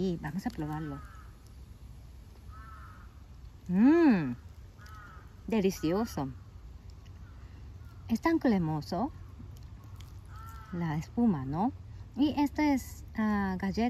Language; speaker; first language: Spanish; non-native, fluent; Japanese